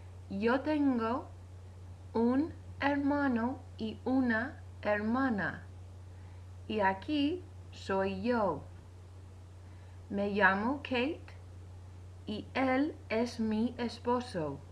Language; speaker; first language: Spanish; non-native, fluent; English